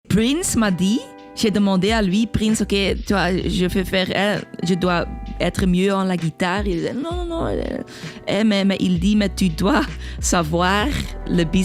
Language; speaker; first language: French; non-native, local second language; Dutch